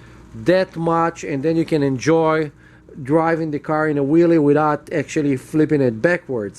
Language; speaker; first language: English; non-native, fluent; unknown